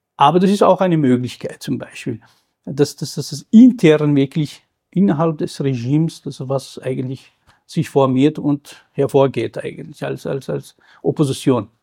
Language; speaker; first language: German; non-native, fluent; Kurdish